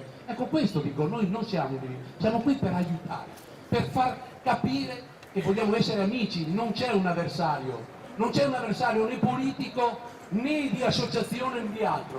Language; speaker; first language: Italian; native; Italian